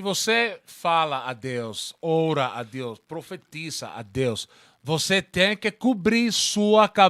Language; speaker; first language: Portuguese; non-native, learner; Spanish